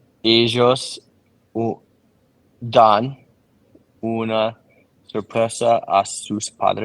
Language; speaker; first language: Spanish; non-native, learner; English